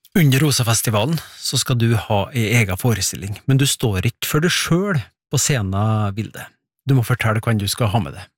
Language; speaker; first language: Norwegian; native; Norwegian